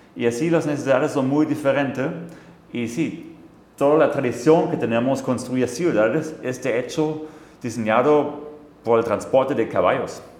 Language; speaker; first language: Spanish; non-native, fluent; German